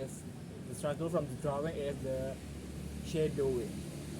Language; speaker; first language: English; non-native, learner; Indonesian